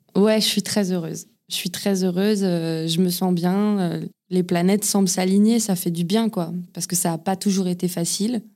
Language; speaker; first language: French; native; French